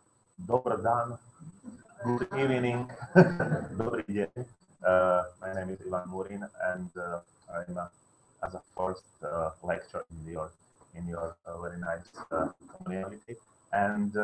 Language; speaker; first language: English; non-native, learner; Slovak